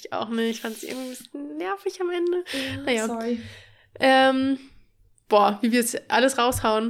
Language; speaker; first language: German; native; German